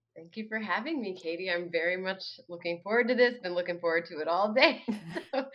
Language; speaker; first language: English; early bilingual, other home language; Arabic